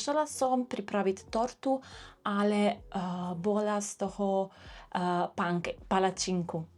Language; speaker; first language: Slovak; non-native, learner; Italian